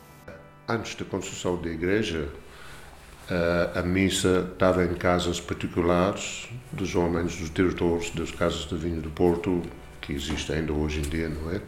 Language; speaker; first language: Portuguese; non-native, fluent; English